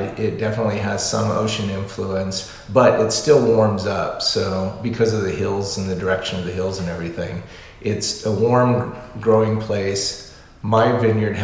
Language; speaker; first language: English; native; English